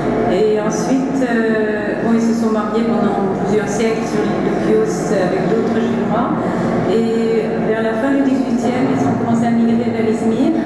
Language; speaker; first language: French; early bilingual, heritage; French